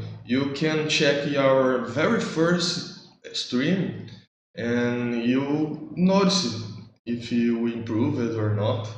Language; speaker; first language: English; non-native, learner; Portuguese